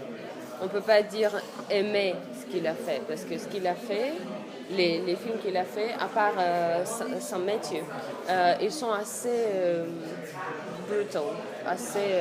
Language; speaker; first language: French; non-native, fluent; Russian